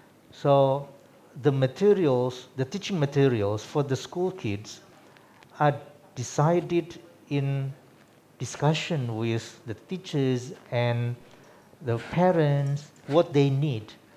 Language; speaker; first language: English; non-native, fluent; Sundanese